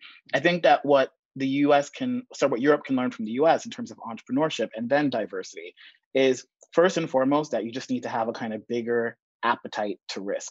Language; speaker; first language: English; native; English